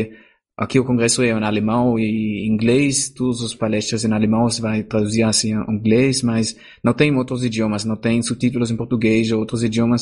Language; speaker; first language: Portuguese; non-native, fluent; German